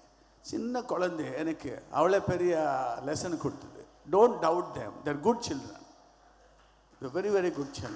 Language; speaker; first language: Tamil; non-native, learner; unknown